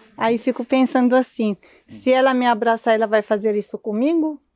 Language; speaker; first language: Portuguese; non-native, learner; Arabic